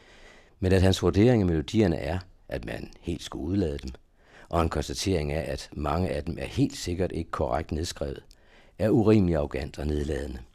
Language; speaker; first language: Danish; native; Danish